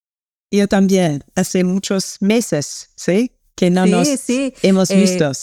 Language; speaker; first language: Spanish; non-native, learner; English